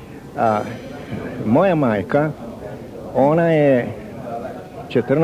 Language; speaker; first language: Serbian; early bilingual, heritage; Serbian